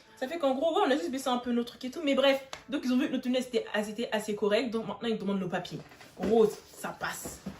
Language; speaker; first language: French; native; French